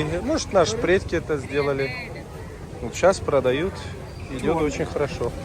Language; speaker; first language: Russian; non-native, fluent; Tajik